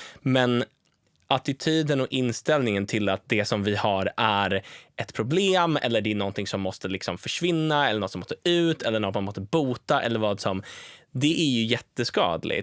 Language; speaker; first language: Swedish; native; Swedish